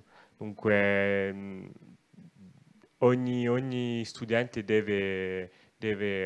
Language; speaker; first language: Italian; non-native, local second language; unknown